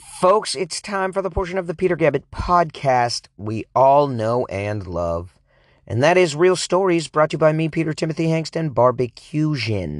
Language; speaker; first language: English; native; English